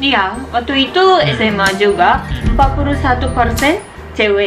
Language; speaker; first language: Indonesian; non-native, learner; Japanese